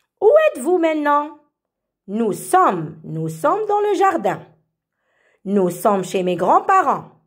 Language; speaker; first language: French; non-native, fluent; Arabic